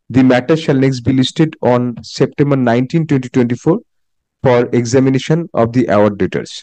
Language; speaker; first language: English; non-native, local second language; Bangla